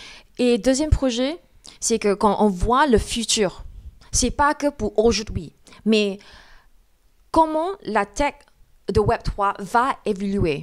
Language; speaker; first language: French; non-native, fluent; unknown